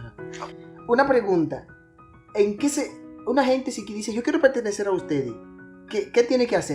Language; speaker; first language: Spanish; native; Spanish